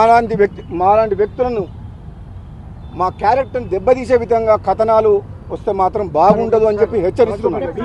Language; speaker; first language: Telugu; native; Telugu